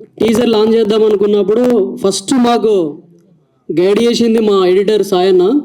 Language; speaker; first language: Telugu; native; Telugu